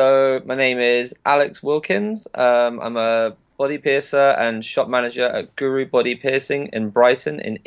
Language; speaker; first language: English; native; English